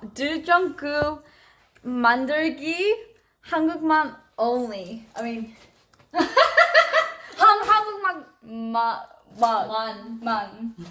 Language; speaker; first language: Korean; early bilingual, heritage; English